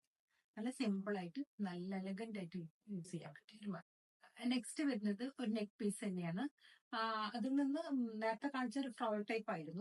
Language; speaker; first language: Malayalam; native; Malayalam